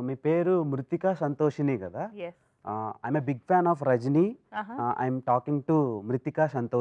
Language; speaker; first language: Telugu; native; Telugu